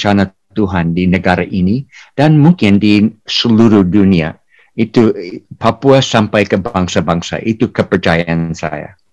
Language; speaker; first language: Indonesian; non-native, fluent; English